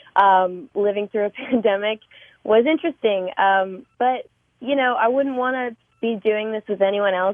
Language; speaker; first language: English; native; English